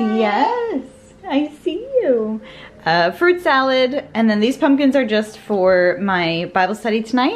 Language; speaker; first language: English; native; English